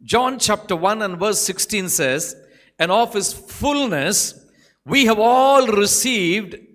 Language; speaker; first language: English; non-native, local second language; Tamil